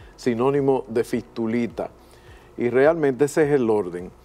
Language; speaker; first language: Spanish; native; Spanish